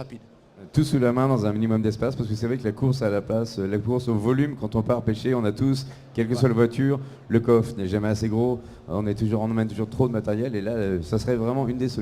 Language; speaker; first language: French; native; French